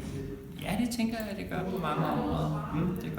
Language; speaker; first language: Danish; native; Danish